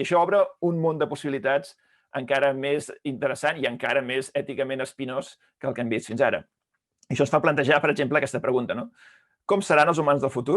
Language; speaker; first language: Catalan; native; Catalan